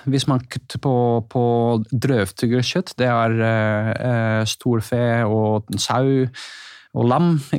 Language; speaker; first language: Norwegian; non-native, fluent; Dutch